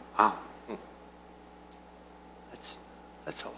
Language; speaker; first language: English; native; English